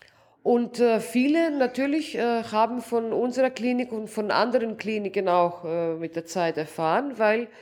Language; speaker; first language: German; non-native, local second language; Greek